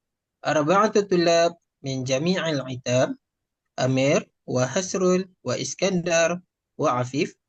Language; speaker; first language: Arabic; non-native, learner; Malay